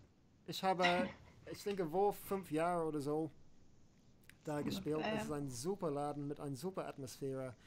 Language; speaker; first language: German; non-native, learner; English